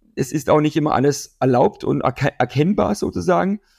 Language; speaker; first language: German; native; German